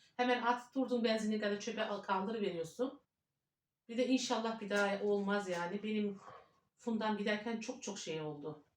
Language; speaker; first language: Turkish; native; Turkish